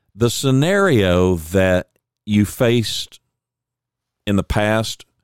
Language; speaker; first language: English; native; English